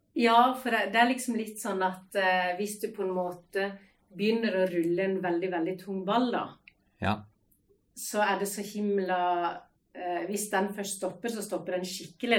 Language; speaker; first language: Norwegian; native; Norwegian